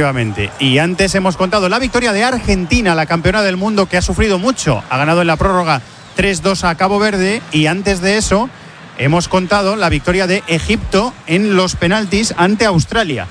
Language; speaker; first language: Spanish; native; Spanish